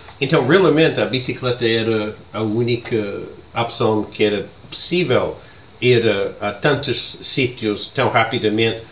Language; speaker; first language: Portuguese; non-native, learner; English